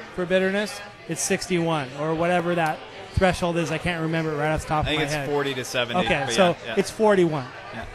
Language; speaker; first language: English; native; English